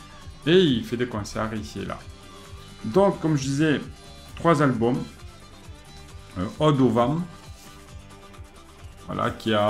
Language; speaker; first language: French; native; French